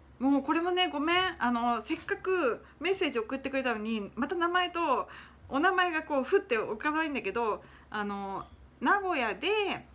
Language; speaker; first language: Japanese; native; Japanese